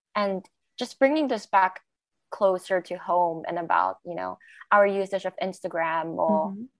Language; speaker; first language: English; non-native, local second language; Chinese